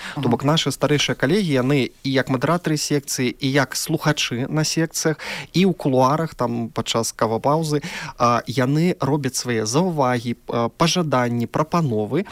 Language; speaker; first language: Belarusian; non-native, local second language; Russian